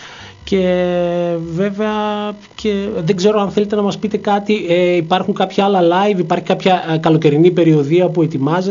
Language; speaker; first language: Greek; native; Greek